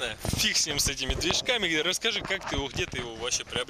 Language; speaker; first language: Russian; native; Russian